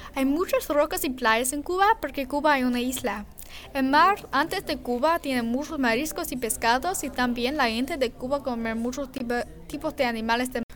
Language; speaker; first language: Spanish; non-native, learner; English